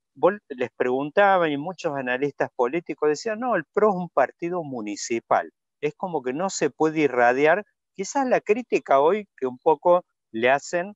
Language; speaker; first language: Spanish; native; Spanish